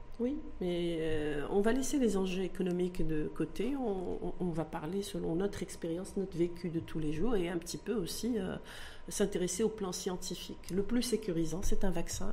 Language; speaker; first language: French; non-native, local second language; Arabic